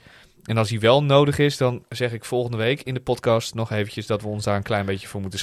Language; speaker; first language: Dutch; native; Dutch